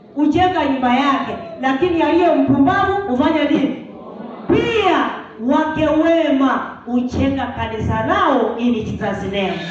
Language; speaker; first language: Swahili; non-native, local second language; Gusii